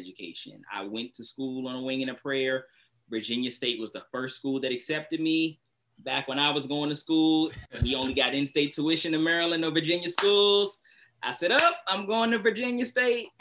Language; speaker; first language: English; native; English